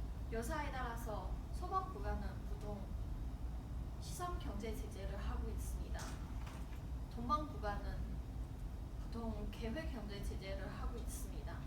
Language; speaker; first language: Korean; non-native, learner; Chinese